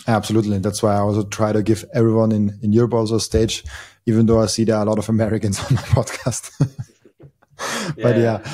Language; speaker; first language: English; non-native, fluent; German